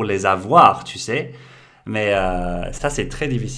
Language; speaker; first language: French; non-native, fluent; English